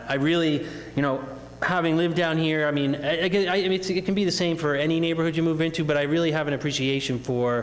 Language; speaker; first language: English; native; English